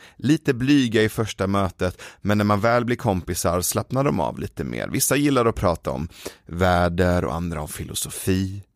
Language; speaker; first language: Swedish; early bilingual, other home language; Persian